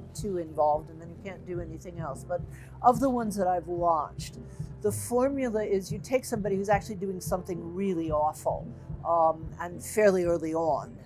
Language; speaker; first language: English; native; English